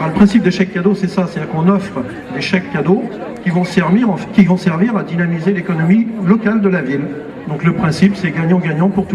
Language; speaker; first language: French; native; French